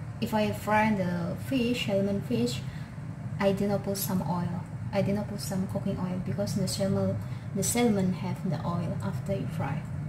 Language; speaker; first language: English; non-native, learner; Indonesian